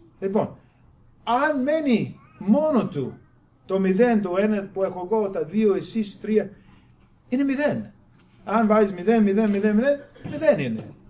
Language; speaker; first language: Greek; non-native, fluent; English